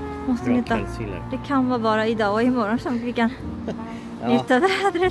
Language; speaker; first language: Swedish; non-native, learner; Japanese